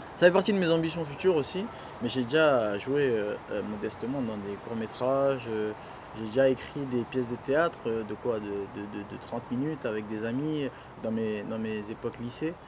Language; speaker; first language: French; early bilingual, other home language; Duala